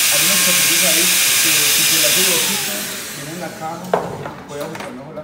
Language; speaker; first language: Spanish; native; Spanish